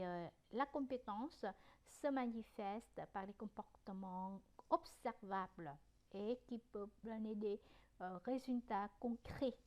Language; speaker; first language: French; non-native, fluent; Vietnamese